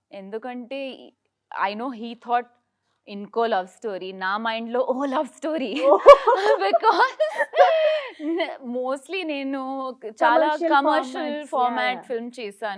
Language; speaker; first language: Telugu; non-native, learner; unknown